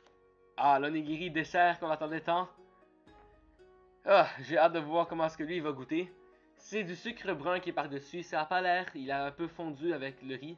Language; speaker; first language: French; native; French